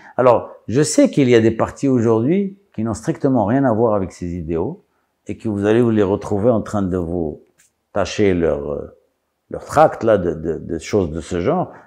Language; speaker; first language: French; non-native, local second language; Arabic